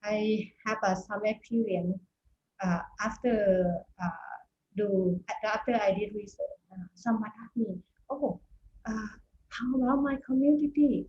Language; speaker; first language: English; non-native, fluent; Thai